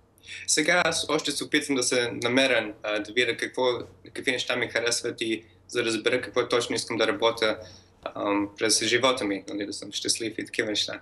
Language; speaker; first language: Bulgarian; early bilingual, heritage; Bulgarian